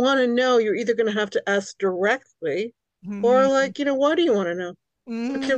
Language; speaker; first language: English; early bilingual, other home language; Hungarian